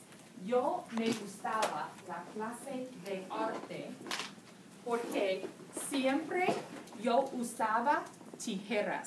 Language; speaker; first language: Spanish; non-native, learner; English